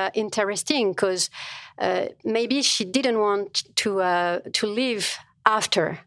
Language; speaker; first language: English; non-native, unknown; French